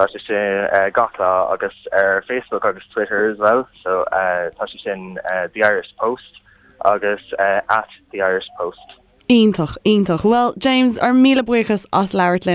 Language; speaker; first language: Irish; non-native, learner; English